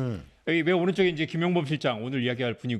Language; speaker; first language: Korean; native; Korean